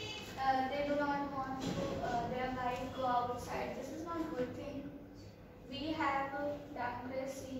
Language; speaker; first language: English; non-native, learner; Hindi